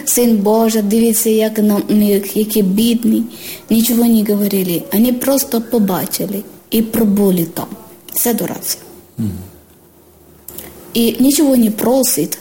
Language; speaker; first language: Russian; non-native, learner; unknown